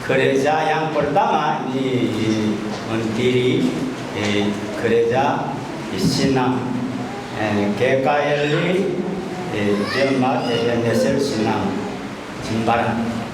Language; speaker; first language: Indonesian; non-native, learner; Korean